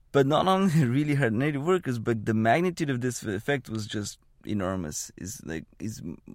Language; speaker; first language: English; non-native, fluent; Bulgarian